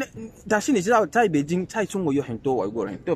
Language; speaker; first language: Chinese; non-native, learner; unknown